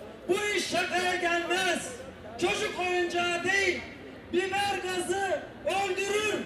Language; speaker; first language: Turkish; native; Turkish